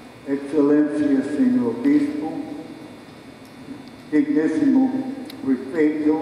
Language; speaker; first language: Portuguese; non-native, fluent; English